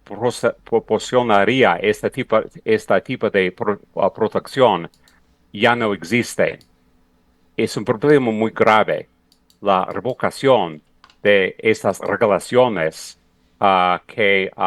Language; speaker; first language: Spanish; non-native, fluent; English